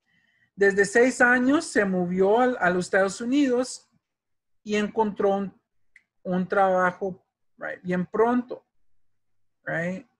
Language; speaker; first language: Spanish; early bilingual, heritage; Spanish